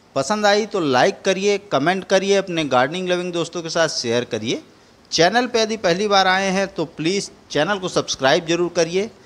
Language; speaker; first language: Hindi; native; Hindi